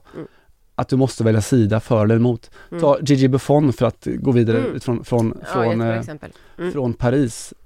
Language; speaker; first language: Swedish; native; Swedish